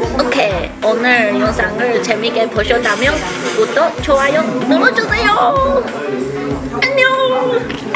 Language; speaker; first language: Korean; non-native, learner; Chinese